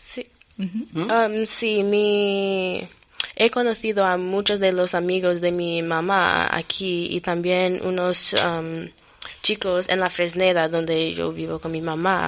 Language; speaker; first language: Spanish; non-native, fluent; English